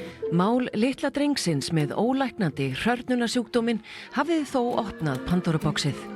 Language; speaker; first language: Icelandic; native; Icelandic